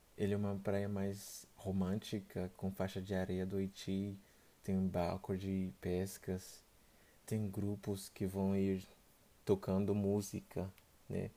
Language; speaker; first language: Portuguese; non-native, fluent; Haitian Creole